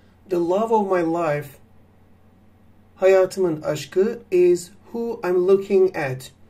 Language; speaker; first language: English; non-native, fluent; Turkish